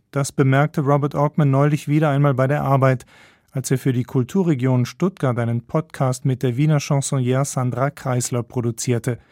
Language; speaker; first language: German; native; German